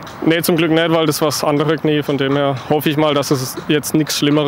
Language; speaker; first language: German; native; German